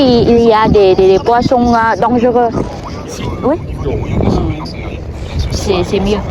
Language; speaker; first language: French; non-native, learner; Vietnamese